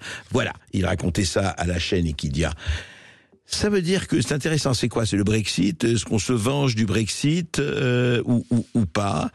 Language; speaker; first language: French; native; French